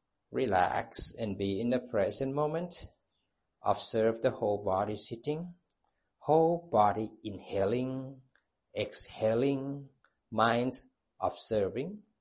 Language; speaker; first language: English; non-native, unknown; Thai